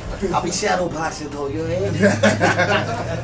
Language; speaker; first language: English; native; English